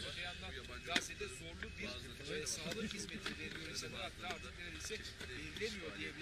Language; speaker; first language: Turkish; native; Turkish